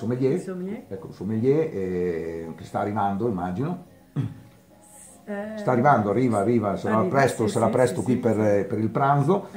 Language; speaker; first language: Italian; native; Italian